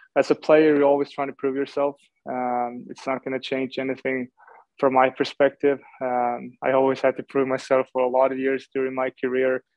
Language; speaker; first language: English; non-native, fluent; Swedish